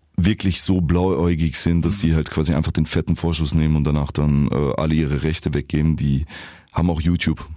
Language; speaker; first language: German; native; German